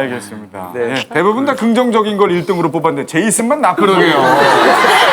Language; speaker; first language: Korean; native; Korean